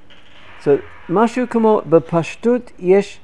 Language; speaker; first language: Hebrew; non-native, fluent; English